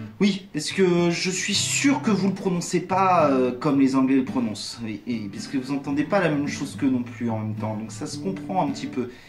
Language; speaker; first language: French; native; French